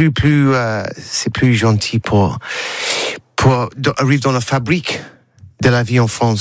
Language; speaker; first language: French; non-native, learner; English